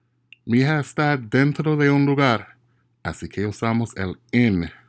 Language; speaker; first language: Spanish; non-native, fluent; English